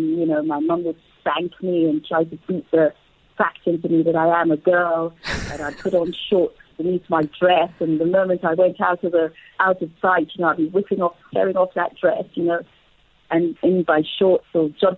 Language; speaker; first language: English; non-native, local second language; Krio